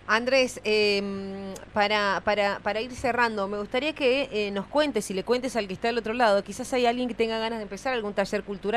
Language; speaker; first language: Spanish; native; Spanish